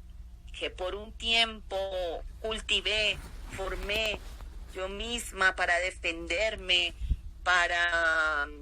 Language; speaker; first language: Spanish; native; Spanish